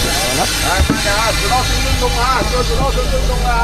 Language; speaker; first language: Chinese; native; Chinese